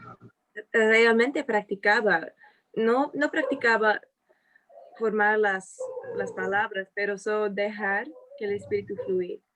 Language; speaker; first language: Spanish; non-native, fluent; English